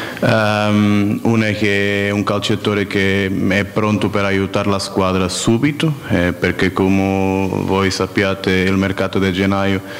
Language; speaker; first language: Italian; non-native, fluent; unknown